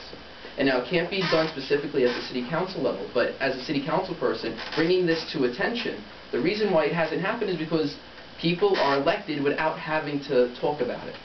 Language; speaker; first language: English; native; English